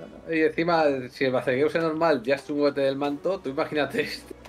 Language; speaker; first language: Spanish; native; Spanish